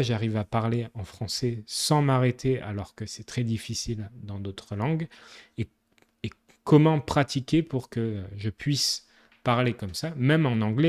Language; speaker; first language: French; native; French